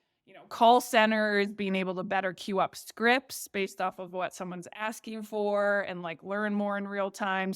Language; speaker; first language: English; native; English